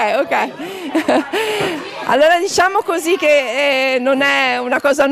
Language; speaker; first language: Italian; native; Italian